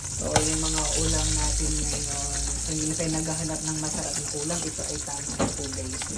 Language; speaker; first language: Filipino; non-native, local second language; Cebuano